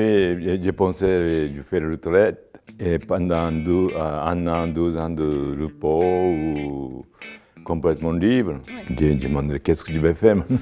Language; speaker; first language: French; non-native, fluent; Japanese